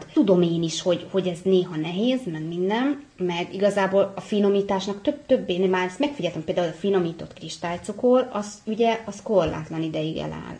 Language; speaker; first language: Hungarian; native; Hungarian